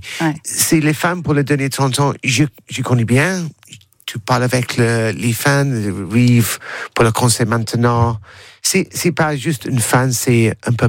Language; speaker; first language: French; non-native, learner; English